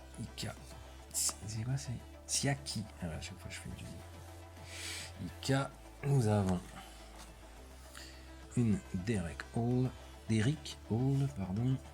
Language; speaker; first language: French; native; French